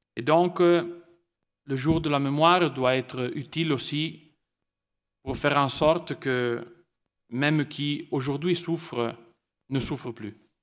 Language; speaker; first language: French; non-native, local second language; Italian